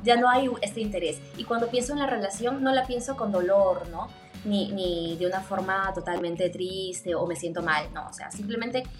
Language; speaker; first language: Spanish; native; Spanish